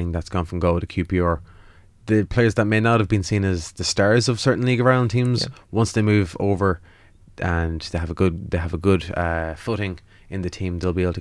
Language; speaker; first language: English; native; English